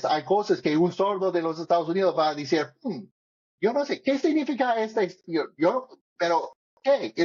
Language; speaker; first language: Spanish; non-native, learner; English